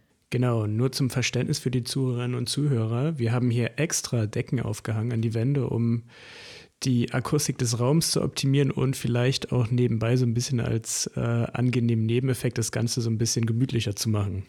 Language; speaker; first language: German; native; German